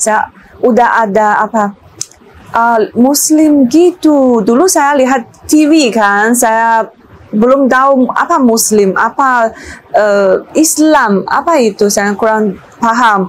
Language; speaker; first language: Indonesian; non-native, learner; Chinese